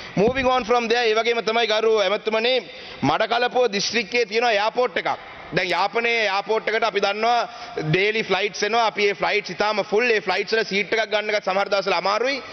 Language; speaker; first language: Sinhala; non-native, local second language; Tamil